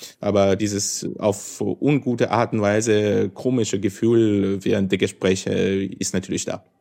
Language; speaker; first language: German; non-native, fluent; Russian